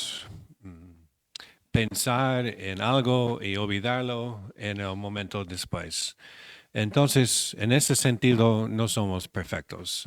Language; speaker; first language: Spanish; non-native, fluent; English